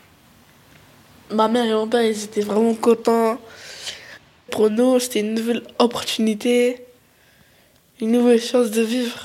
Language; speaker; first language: French; early bilingual, other home language; Arabic